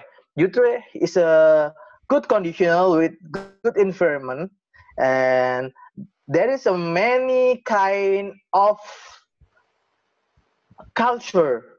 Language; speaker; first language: English; non-native, learner; Indonesian